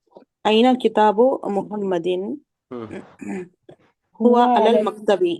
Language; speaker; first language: Arabic; non-native, learner; Urdu